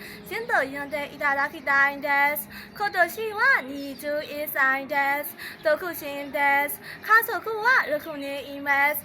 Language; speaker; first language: Japanese; non-native, learner; Burmese